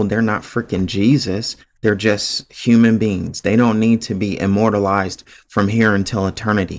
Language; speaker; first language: English; native; English